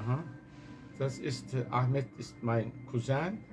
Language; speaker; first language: German; non-native, learner; Turkish